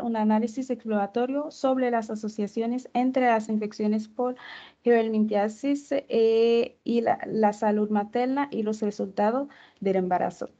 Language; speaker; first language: Spanish; non-native, fluent; Haitian Creole